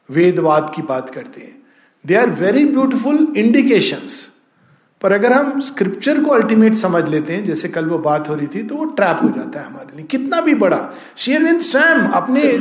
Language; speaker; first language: Hindi; native; Hindi